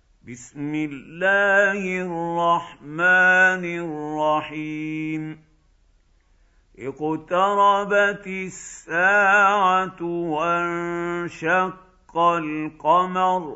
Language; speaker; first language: Arabic; native; Arabic